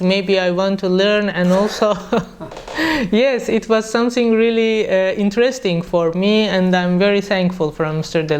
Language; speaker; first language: English; non-native, learner; Persian